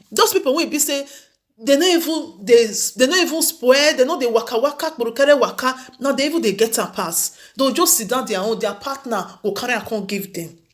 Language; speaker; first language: Nigerian Pidgin; non-native, local second language; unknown